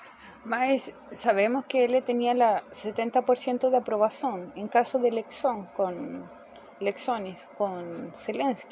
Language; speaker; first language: Portuguese; non-native, fluent; Spanish